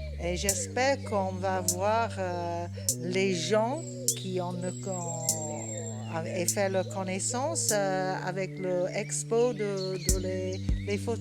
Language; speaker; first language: French; non-native, learner; English